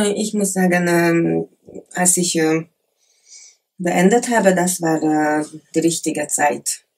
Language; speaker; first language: German; non-native, learner; Hungarian